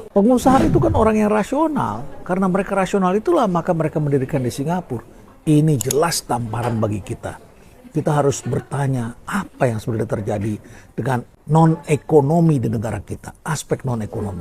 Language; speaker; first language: Indonesian; native; Indonesian